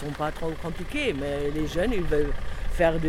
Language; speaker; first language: French; non-native, fluent; German